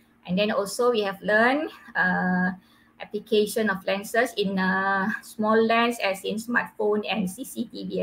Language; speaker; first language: English; non-native, local second language; Malay